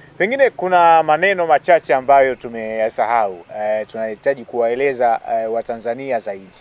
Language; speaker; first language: Swahili; native; Swahili